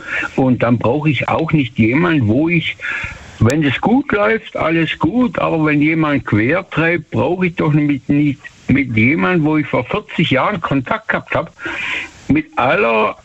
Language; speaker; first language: German; native; German